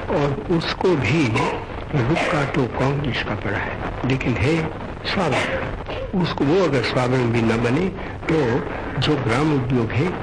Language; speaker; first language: Hindi; non-native, local second language; Gujarati